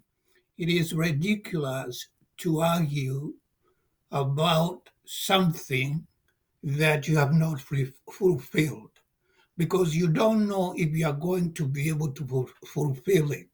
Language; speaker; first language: English; non-native, local second language; Kikuyu